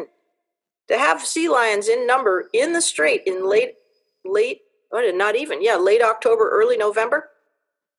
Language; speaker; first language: English; native; English